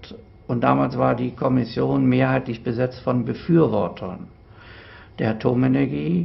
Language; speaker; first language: German; native; German